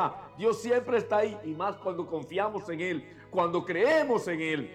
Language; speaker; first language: Spanish; native; Spanish